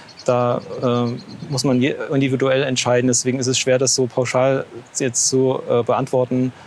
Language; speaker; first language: German; native; German